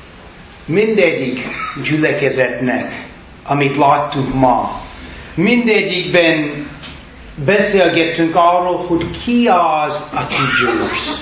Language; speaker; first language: Hungarian; non-native, learner; English